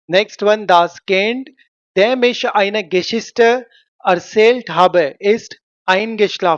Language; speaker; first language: German; non-native, fluent; Hindi